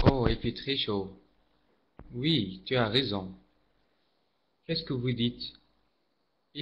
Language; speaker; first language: French; non-native, learner; Arabic